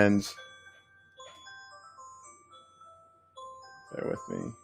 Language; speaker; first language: English; native; English